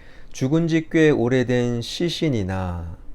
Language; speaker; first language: Korean; native; Korean